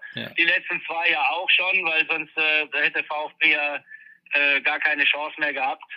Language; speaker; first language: German; native; German